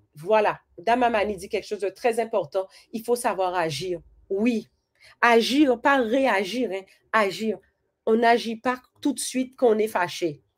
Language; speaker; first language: French; native; French